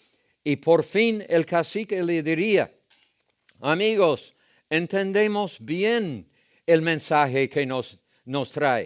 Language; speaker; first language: Spanish; non-native, fluent; English